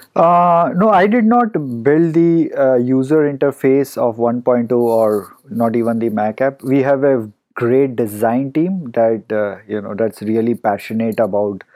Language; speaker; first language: English; non-native, local second language; Hindi